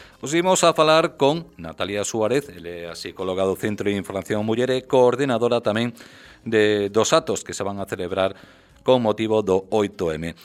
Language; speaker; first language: Galician; native; Galician